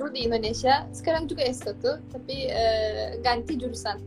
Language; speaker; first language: Indonesian; non-native, fluent; Turkish